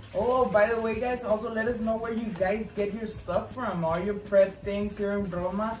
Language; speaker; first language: English; early bilingual, other home language; Spanish